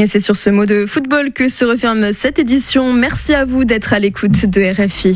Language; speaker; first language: French; native; French